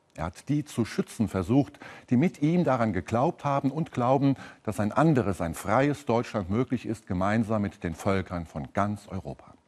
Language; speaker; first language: German; native; German